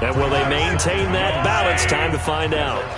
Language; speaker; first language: English; native; English